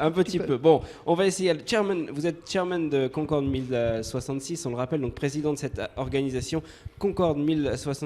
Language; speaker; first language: French; native; French